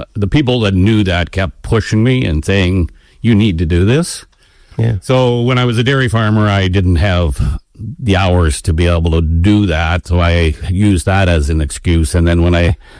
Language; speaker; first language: English; native; English